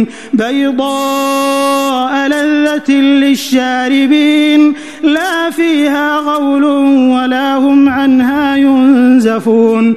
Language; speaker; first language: Arabic; native; Arabic